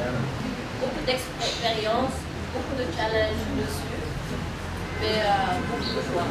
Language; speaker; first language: French; non-native, local second language; Wolof